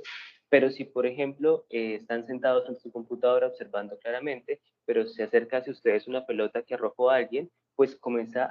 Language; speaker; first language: Spanish; native; Spanish